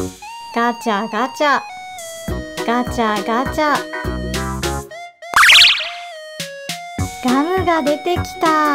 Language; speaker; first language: Japanese; native; Japanese